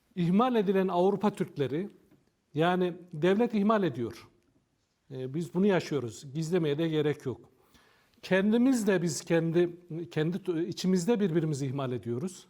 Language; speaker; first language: Turkish; native; Turkish